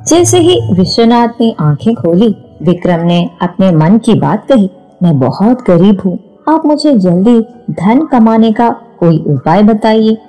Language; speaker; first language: Hindi; non-native, local second language; Malayalam